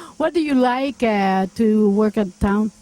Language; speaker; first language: English; non-native, local second language; French